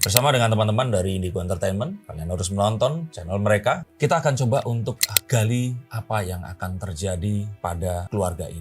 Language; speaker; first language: Indonesian; native; Indonesian